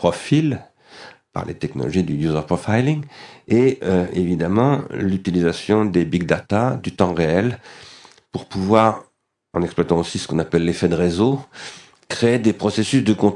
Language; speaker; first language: French; native; French